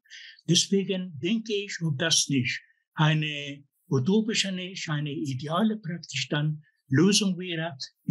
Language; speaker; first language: German; non-native, fluent; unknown